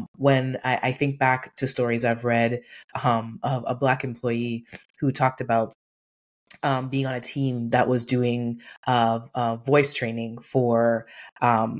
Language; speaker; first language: English; native; English